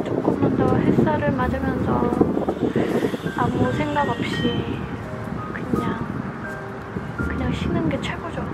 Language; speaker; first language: Korean; non-native, fluent; Estonian